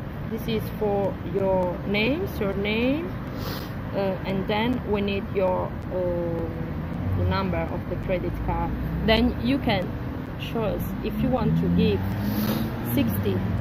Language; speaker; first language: English; non-native, fluent; Italian